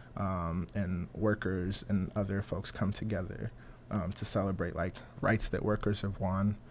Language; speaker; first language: English; native; English